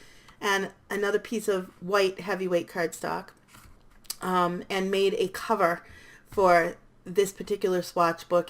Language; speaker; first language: English; native; English